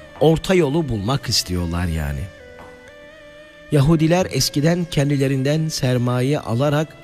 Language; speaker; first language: Turkish; native; Turkish